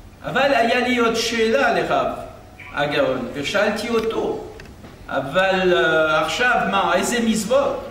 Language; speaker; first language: Hebrew; non-native, fluent; French